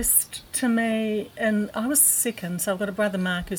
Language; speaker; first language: English; native; English